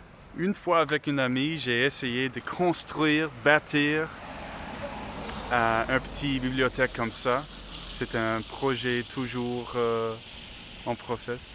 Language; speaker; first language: French; non-native, learner; English